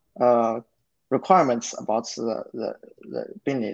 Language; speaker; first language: English; non-native, learner; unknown